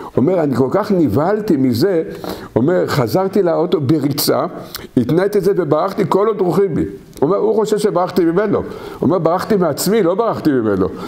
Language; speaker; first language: Hebrew; native; Hebrew